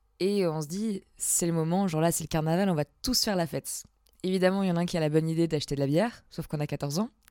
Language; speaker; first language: French; native; French